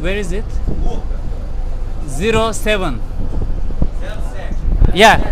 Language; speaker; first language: English; non-native, learner; Turkish